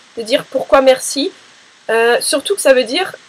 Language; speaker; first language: French; native; French